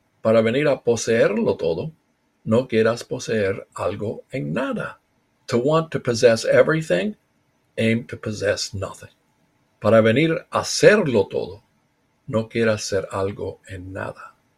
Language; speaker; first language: Spanish; early bilingual, heritage; Spanish